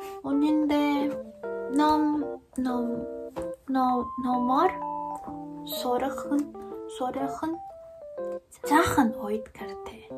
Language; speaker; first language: Mongolian; non-native, learner; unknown